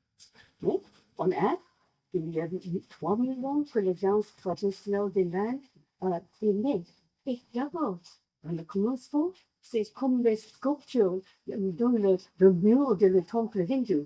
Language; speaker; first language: French; non-native, learner; English